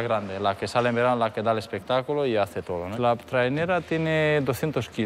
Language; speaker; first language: Spanish; non-native, fluent; Romanian